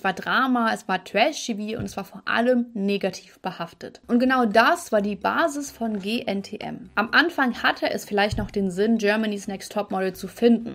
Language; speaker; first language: German; native; German